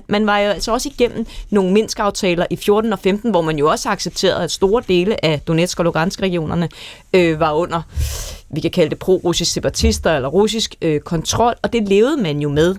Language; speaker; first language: Danish; native; Danish